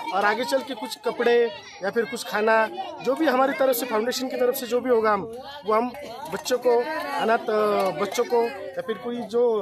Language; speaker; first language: Hindi; native; Hindi